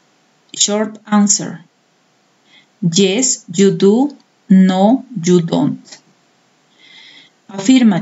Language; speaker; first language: English; non-native, fluent; Spanish